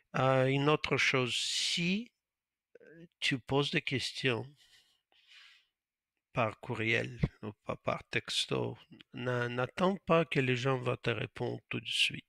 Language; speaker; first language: French; non-native, fluent; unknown